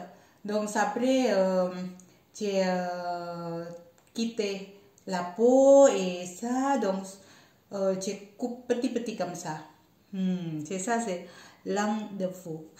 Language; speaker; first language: French; non-native, learner; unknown